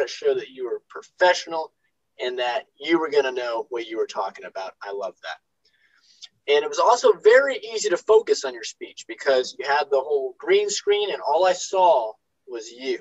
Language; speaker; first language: English; native; English